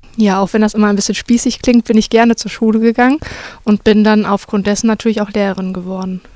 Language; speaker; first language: German; native; German